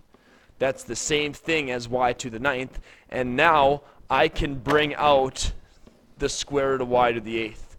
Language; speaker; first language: English; native; English